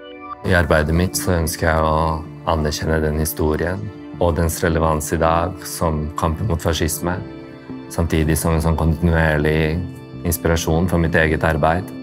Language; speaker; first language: Norwegian; early bilingual, other home language; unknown